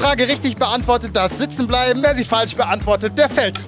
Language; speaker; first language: German; native; German